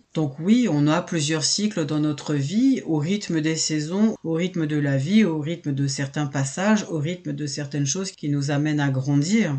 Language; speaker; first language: French; native; French